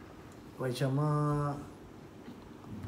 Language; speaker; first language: Chinese; non-native, learner; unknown